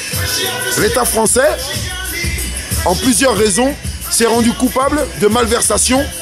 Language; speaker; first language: French; native; French